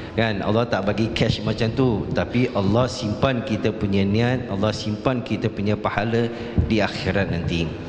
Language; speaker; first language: Malay; non-native, local second language; Chinese